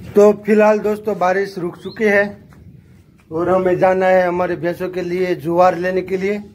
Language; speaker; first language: Hindi; non-native, local second language; Gujarati